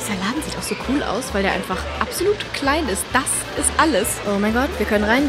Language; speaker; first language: German; native; German